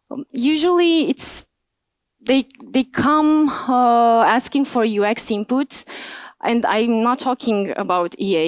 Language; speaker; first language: English; non-native, fluent; Romanian